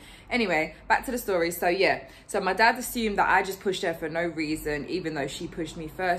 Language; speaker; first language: English; native; English